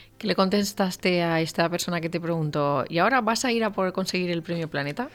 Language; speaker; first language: Spanish; native; Spanish